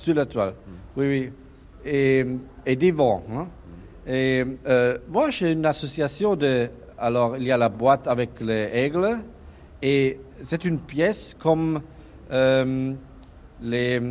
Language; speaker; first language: French; non-native, learner; German